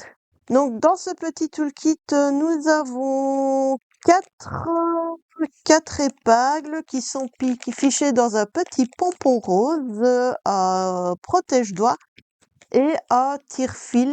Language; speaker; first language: French; native; French